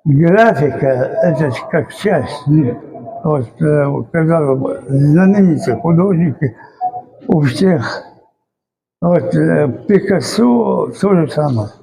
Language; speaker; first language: Russian; non-native, local second language; Chechen